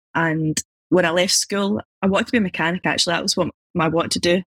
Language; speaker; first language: English; native; English